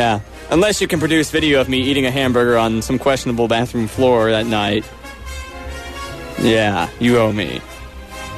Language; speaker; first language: English; native; English